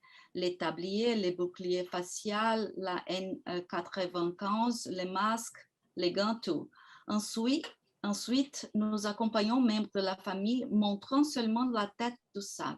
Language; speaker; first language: French; non-native, fluent; Portuguese